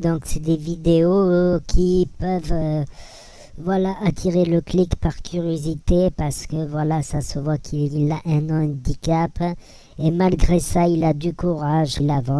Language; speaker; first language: French; native; French